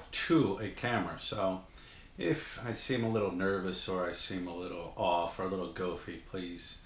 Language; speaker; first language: English; native; English